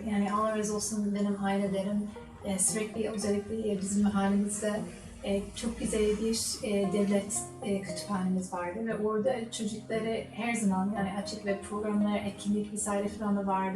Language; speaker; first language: Turkish; non-native, learner; English